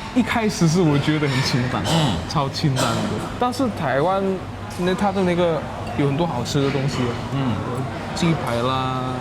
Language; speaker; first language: Chinese; non-native, fluent; Javanese